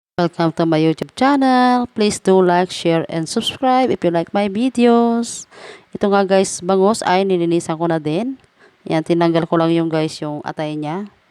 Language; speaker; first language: Filipino; native; Filipino